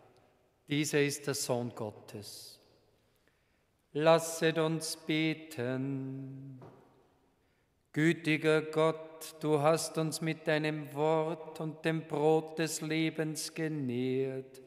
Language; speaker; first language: German; native; German